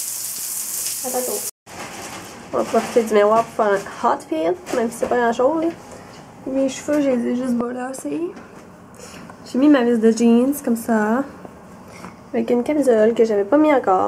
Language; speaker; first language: French; native; French